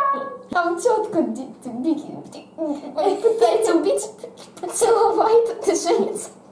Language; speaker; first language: Russian; early bilingual, heritage; Russian